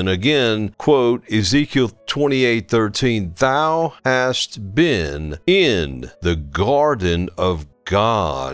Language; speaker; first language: English; native; English